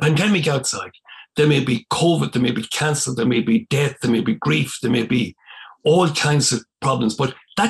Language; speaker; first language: English; native; English